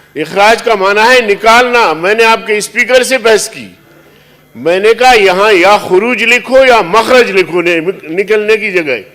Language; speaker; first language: Urdu; non-native, local second language; Pashto